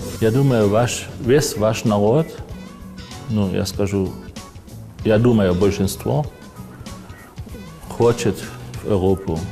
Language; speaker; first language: Russian; non-native, fluent; German